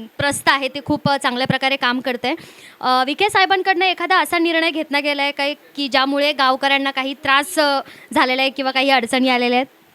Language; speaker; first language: Marathi; native; Marathi